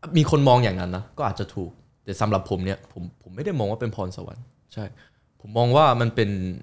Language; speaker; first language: Thai; early bilingual, other home language; Korean